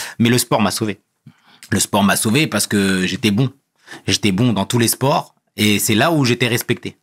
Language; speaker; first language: French; early bilingual, other home language; Kabyle